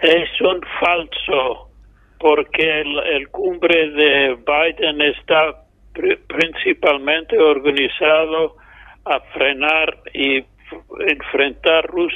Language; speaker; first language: Spanish; non-native, fluent; English